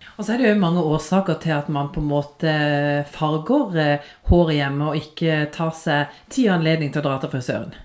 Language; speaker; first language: Norwegian; native; Norwegian